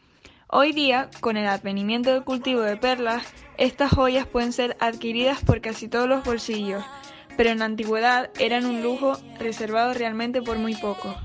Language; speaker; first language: Spanish; native; Spanish